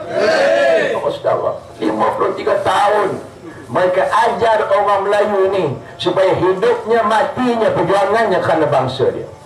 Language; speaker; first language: Malay; native; Malay